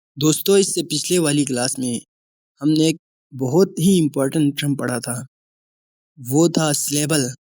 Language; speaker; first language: Urdu; non-native, local second language; Balti